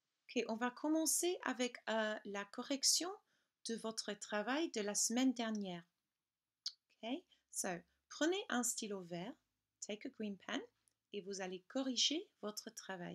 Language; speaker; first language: French; non-native, fluent; English